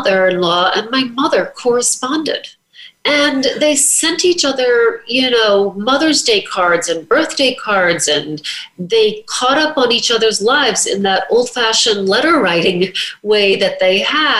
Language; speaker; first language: English; native; English